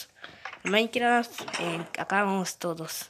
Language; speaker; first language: Spanish; native; Spanish